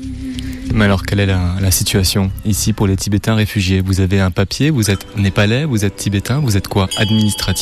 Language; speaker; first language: French; native; French